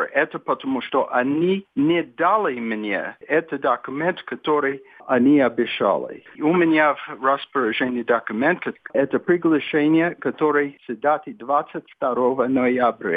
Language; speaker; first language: Russian; non-native, fluent; English